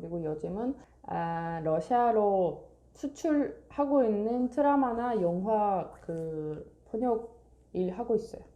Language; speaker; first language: Korean; non-native, fluent; Russian